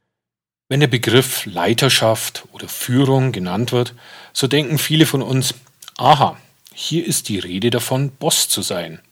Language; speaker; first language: German; native; German